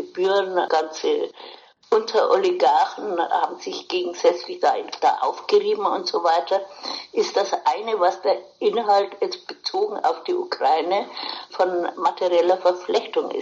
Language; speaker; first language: German; native; German